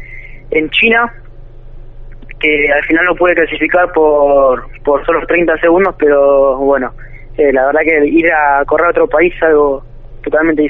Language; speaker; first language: Spanish; native; Spanish